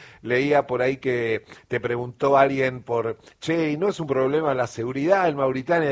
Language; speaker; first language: Spanish; native; Spanish